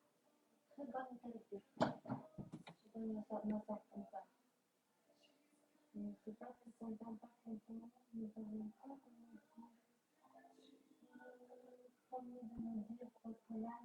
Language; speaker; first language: French; non-native, learner; Chinese